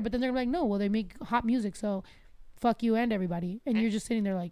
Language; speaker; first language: English; early bilingual, other home language; Spanish